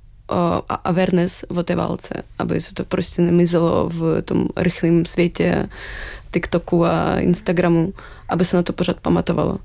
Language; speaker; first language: Czech; non-native, fluent; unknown